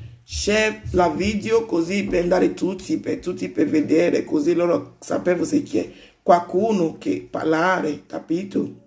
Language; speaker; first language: Italian; non-native, learner; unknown